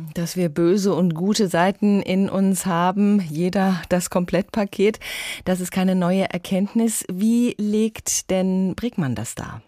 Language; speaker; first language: German; native; German